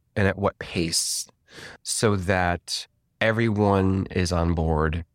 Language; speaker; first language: English; native; English